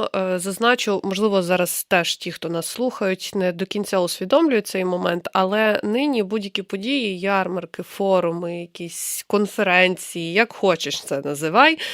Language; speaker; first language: Ukrainian; native; Ukrainian